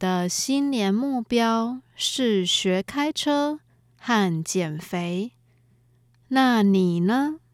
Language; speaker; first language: Chinese; non-native, learner; Russian